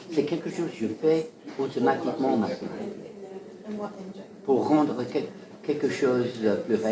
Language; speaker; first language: French; non-native, fluent; English